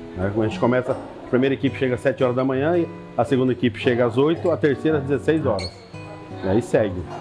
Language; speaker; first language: Portuguese; native; Portuguese